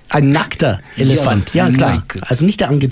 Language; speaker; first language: German; native; German